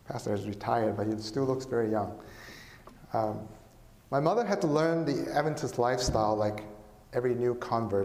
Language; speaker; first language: English; non-native, local second language; Chinese